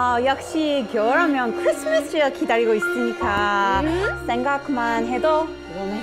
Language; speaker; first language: Korean; non-native, fluent; English